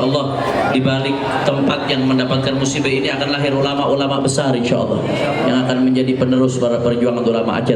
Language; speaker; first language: Indonesian; native; Indonesian